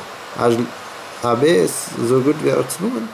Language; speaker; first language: German; non-native, fluent; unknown